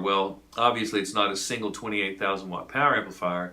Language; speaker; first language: English; native; English